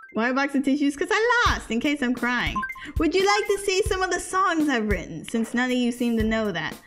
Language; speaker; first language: English; native; English